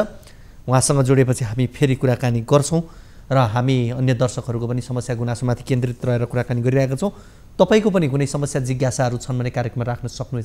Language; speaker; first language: Nepali; native; Nepali